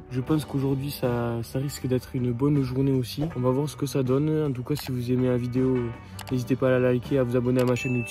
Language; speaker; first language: French; native; French